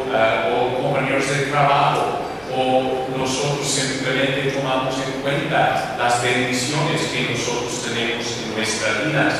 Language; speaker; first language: Spanish; non-native, learner; English